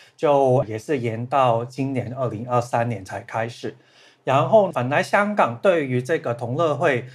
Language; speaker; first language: Chinese; non-native, local second language; Cantonese